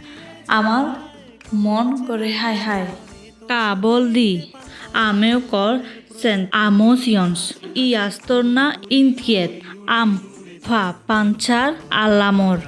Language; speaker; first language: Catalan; non-native, learner; Bangla